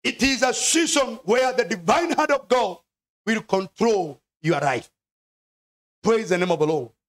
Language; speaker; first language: English; non-native, local second language; Swahili